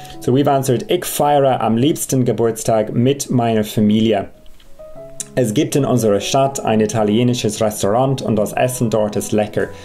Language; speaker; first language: German; non-native, fluent; English